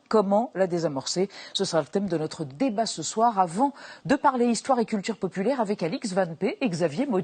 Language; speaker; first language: French; native; French